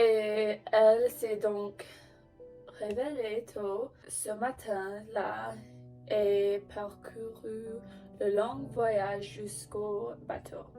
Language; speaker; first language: French; non-native, learner; English